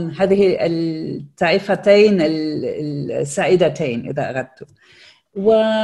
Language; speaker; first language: Arabic; non-native, fluent; German